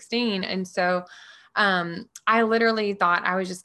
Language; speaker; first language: English; native; English